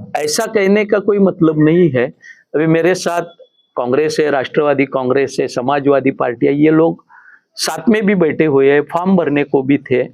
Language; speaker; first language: Hindi; non-native, local second language; Marathi